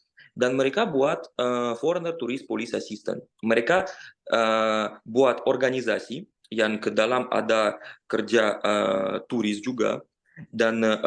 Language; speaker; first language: Indonesian; non-native, fluent; Russian